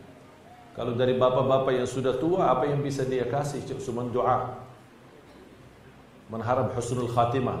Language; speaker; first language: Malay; non-native, fluent; Arabic